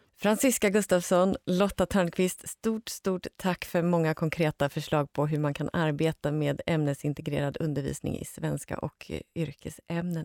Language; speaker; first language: Swedish; native; Swedish